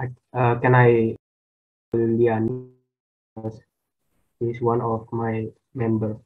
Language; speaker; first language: English; non-native, learner; Indonesian